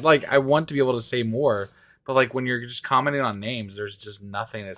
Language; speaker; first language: English; native; English